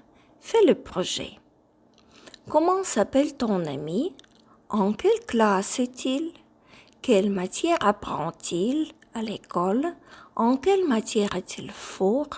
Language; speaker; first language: French; non-native, fluent; Ukrainian